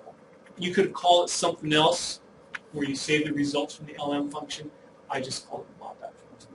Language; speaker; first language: English; native; English